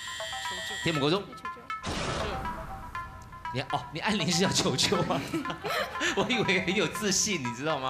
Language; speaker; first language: Chinese; native; Chinese